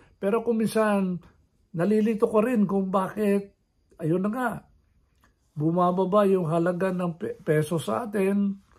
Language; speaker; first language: Filipino; non-native, local second language; Iloko